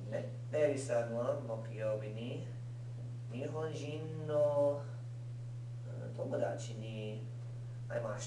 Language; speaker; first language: Japanese; non-native, learner; English